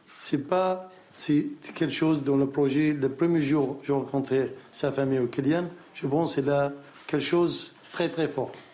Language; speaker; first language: French; non-native, learner; Arabic